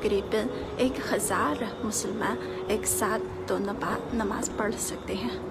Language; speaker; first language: Hindi; non-native, fluent; Chinese